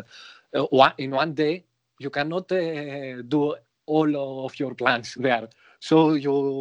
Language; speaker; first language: English; non-native, learner; Greek